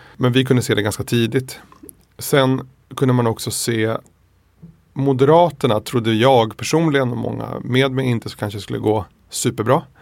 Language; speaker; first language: Swedish; early bilingual, other home language; Spanish